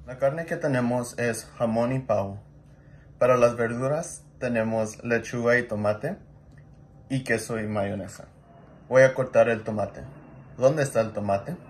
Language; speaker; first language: Spanish; non-native, learner; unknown